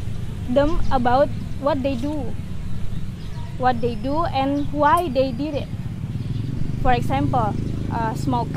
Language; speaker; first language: English; non-native, learner; Indonesian